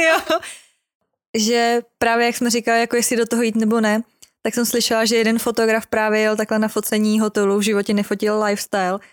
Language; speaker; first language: Czech; native; Czech